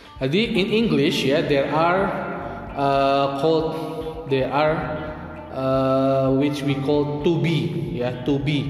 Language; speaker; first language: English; non-native, fluent; Indonesian